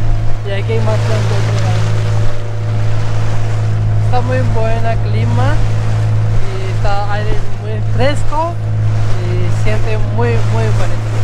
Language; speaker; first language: Spanish; non-native, learner; Urdu